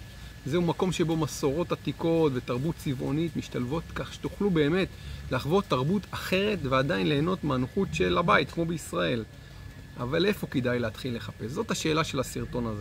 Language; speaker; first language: Hebrew; native; Hebrew